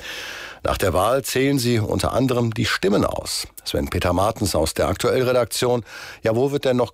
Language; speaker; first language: German; native; German